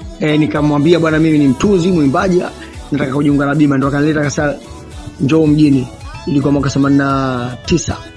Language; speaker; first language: Swahili; native; Swahili